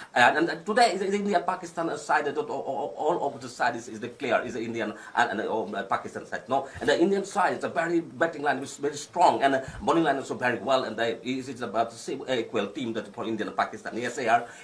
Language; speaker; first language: English; non-native, local second language; Assamese